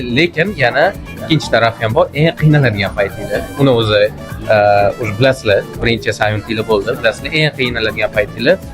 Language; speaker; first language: Uzbek; native; Uzbek